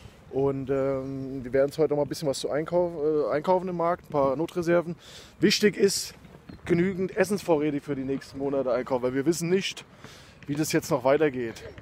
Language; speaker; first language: German; native; German